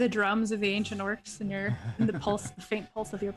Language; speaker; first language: English; native; English